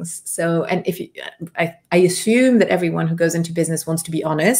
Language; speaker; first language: English; non-native, fluent; Luxembourgish